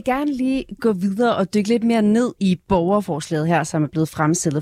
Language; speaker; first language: Danish; native; Danish